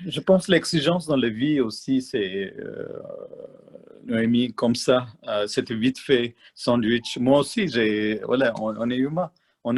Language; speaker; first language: French; non-native, learner; Malayalam